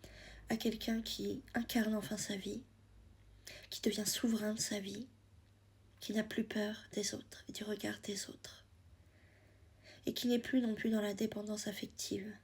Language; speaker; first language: French; native; French